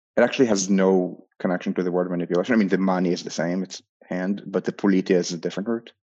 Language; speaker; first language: English; non-native, fluent; Hebrew